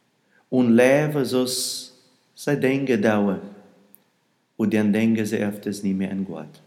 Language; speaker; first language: German; non-native, learner; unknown